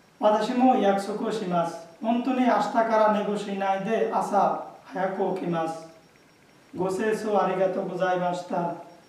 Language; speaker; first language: Japanese; non-native, learner; Bangla